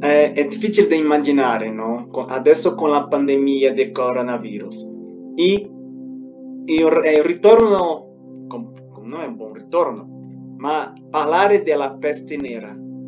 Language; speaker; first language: Italian; non-native, fluent; Spanish